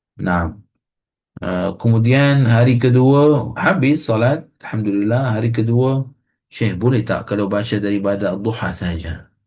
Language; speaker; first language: Malay; non-native, fluent; Arabic